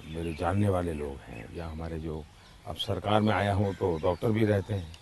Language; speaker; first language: Hindi; non-native, local second language; Gujarati